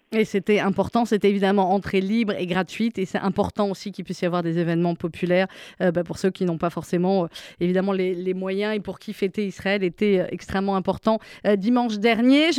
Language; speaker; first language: French; native; French